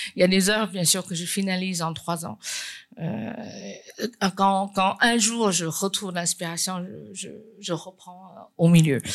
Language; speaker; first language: French; non-native, fluent; Chinese